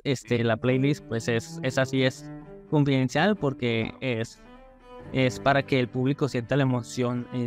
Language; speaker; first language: Spanish; native; Spanish